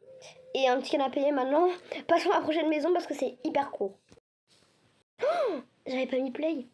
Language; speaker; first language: French; native; French